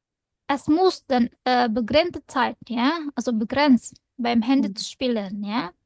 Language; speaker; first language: German; non-native, learner; Indonesian